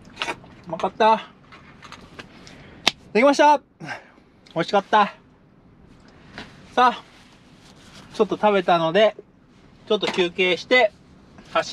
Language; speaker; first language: Japanese; native; Japanese